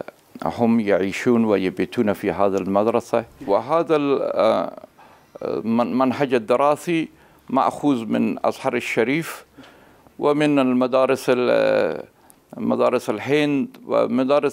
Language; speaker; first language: Arabic; non-native, learner; Persian